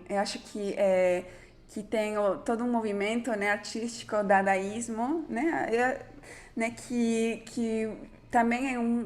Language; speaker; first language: Portuguese; non-native, fluent; Spanish